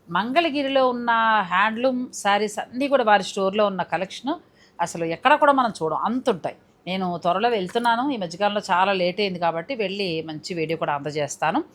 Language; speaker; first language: Telugu; native; Telugu